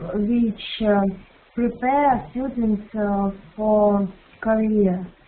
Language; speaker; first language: English; non-native, learner; Russian